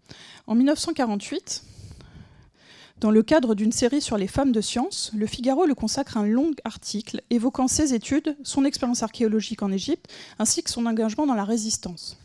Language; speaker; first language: French; native; French